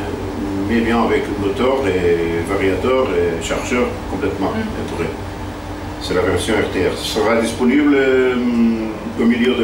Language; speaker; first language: French; non-native, fluent; Portuguese